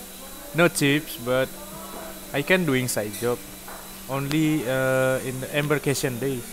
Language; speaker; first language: English; non-native, learner; Indonesian